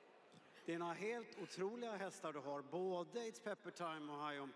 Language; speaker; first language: Swedish; native; Swedish